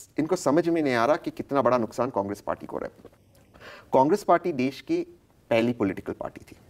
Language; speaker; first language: Hindi; native; Hindi